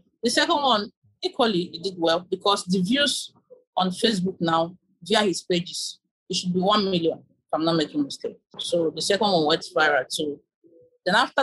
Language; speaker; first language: English; non-native, local second language; Igbo